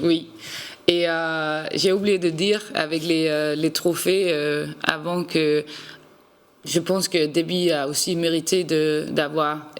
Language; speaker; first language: French; non-native, learner; Danish